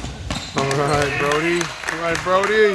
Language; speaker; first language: English; native; English